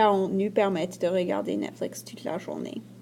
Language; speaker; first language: French; non-native, fluent; English